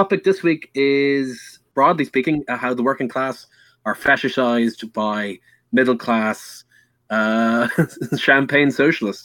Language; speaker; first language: English; native; English